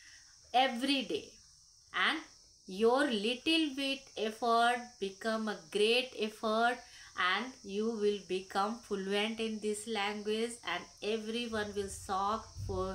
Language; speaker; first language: English; non-native, local second language; Hindi